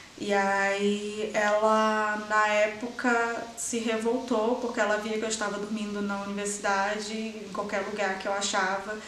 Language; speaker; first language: Portuguese; native; Portuguese